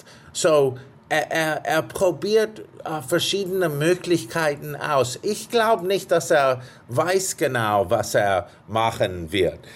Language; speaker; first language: German; non-native, fluent; English